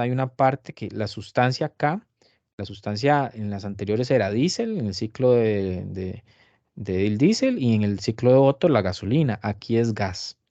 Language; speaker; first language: Spanish; native; Spanish